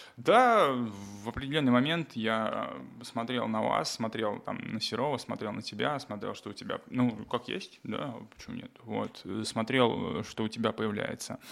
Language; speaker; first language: Russian; native; Russian